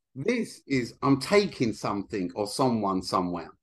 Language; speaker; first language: English; native; English